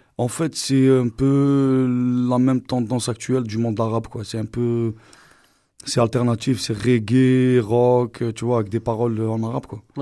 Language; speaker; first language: French; non-native, local second language; Arabic